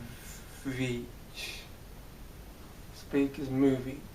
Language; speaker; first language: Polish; early bilingual, heritage; English